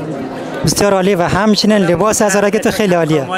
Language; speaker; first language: Persian; native; Persian